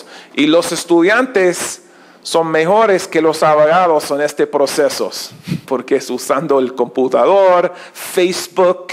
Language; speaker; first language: Spanish; non-native, learner; English